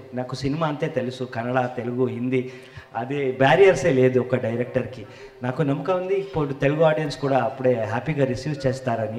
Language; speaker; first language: Telugu; non-native, learner; Kannada